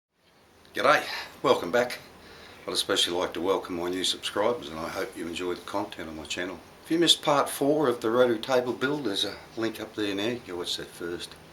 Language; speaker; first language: English; native; English